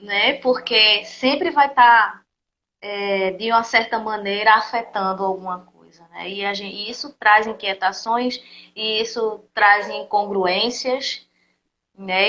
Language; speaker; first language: Portuguese; native; Portuguese